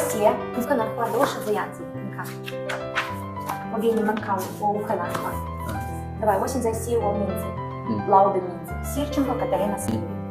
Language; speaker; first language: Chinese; non-native, learner; Ukrainian